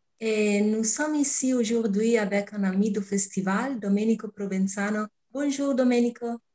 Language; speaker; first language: French; non-native, fluent; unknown